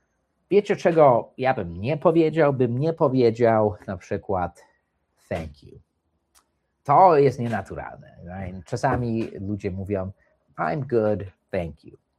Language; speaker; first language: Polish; early bilingual, heritage; English